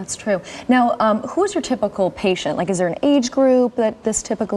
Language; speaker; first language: English; native; English